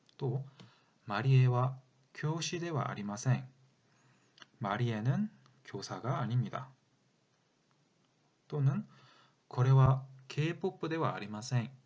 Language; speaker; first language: Korean; native; Korean